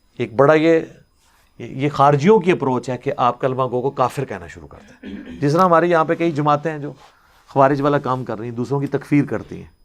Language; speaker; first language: Urdu; non-native, local second language; Punjabi